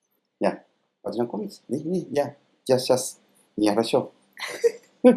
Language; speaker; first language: Russian; non-native, learner; Korean